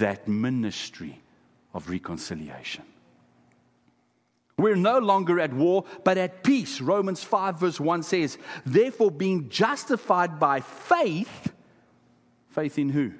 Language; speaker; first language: English; non-native, local second language; Afrikaans